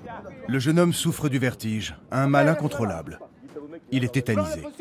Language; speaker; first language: French; native; French